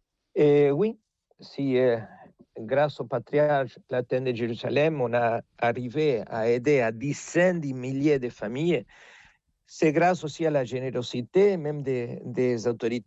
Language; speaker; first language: French; non-native, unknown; Spanish